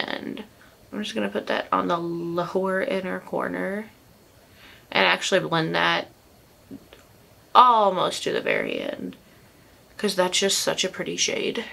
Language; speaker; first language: English; native; English